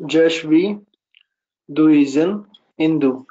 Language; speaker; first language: French; non-native, learner; Hindi